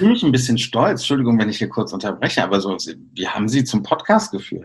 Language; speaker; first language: German; native; German